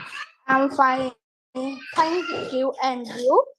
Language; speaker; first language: English; non-native, learner; Vietnamese